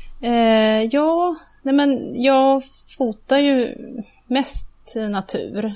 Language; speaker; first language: Swedish; native; Swedish